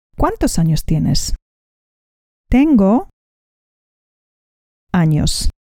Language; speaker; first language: Spanish; non-native, fluent; Polish